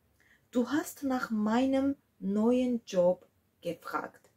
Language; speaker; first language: German; non-native, fluent; Georgian